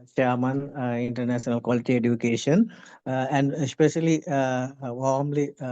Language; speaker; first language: English; non-native, local second language; Sinhala